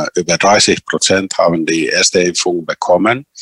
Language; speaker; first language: German; non-native, fluent; Finnish